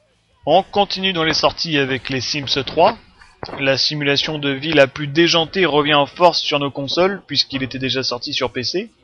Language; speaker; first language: French; native; French